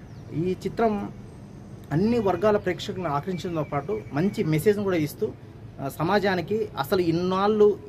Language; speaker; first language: Telugu; native; Telugu